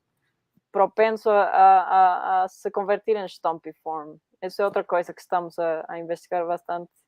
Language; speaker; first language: Portuguese; non-native, fluent; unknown